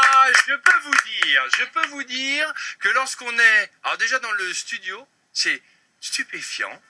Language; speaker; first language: French; native; French